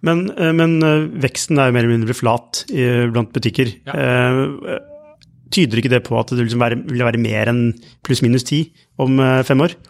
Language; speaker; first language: Norwegian; native; Norwegian